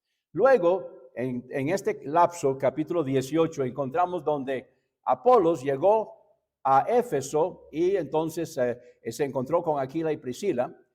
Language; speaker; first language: Spanish; native; Spanish